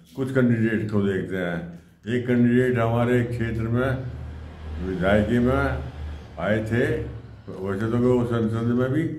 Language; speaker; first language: Hindi; native; Hindi